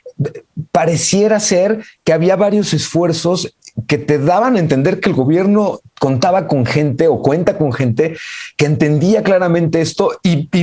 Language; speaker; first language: Spanish; native; Spanish